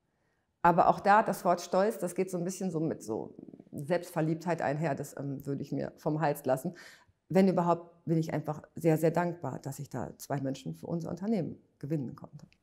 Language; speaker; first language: German; native; German